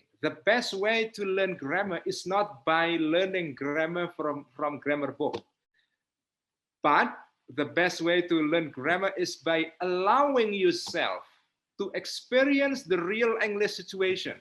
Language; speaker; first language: English; non-native, fluent; Indonesian